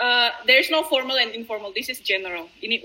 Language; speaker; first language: English; non-native, fluent; Indonesian